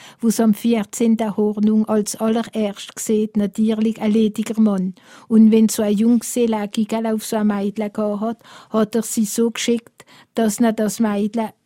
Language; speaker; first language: German; non-native, local second language; Swiss German